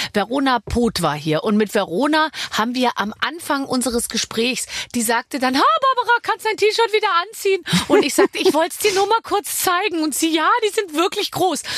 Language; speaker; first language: German; native; German